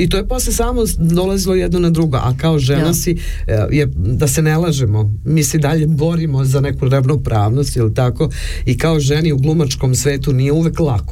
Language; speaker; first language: Serbian; native; Serbian